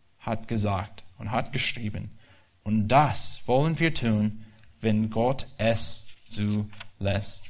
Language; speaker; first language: German; non-native, learner; English